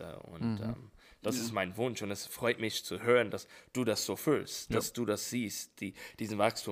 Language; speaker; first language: German; non-native, fluent; English